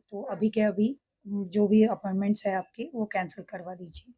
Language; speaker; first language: Hindi; non-native, local second language; Marathi